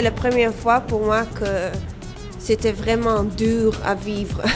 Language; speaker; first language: French; non-native, fluent; Dutch